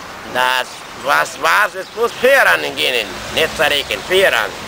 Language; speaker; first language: German; early bilingual, heritage; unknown